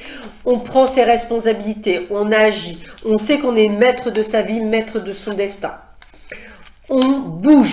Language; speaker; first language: French; native; French